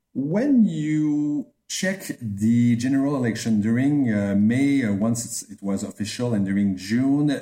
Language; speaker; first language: English; non-native, fluent; French